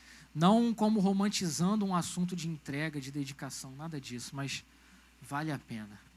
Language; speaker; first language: Portuguese; native; Portuguese